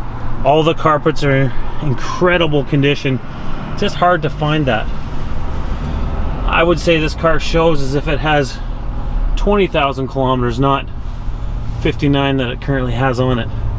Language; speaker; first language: English; native; English